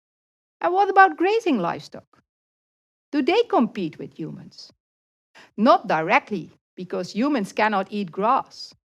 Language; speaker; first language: English; non-native, fluent; Dutch